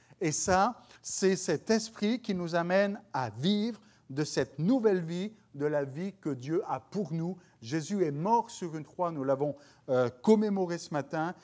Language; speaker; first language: French; native; French